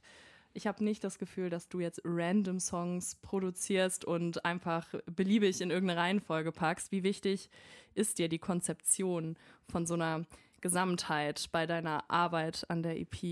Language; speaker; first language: German; native; German